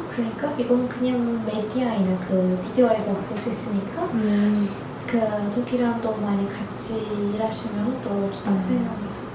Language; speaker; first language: Korean; non-native, learner; Turkish